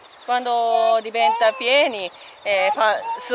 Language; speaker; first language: Italian; non-native, learner; Japanese